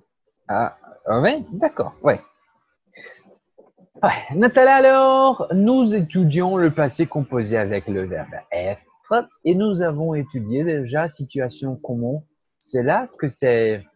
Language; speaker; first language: French; non-native, fluent; Portuguese